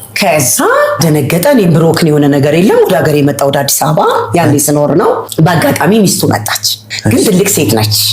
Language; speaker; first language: Amharic; native; Amharic